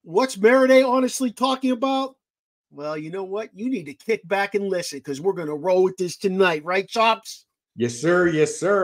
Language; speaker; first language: English; native; English